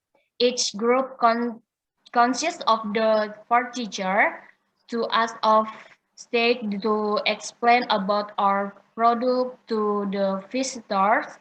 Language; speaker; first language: English; non-native, learner; Indonesian